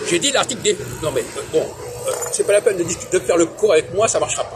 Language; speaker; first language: French; native; French